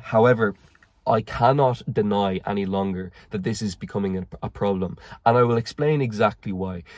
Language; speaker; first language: English; native; English